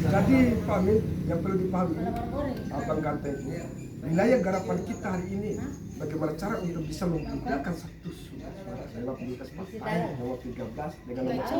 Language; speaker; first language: Indonesian; non-native, local second language; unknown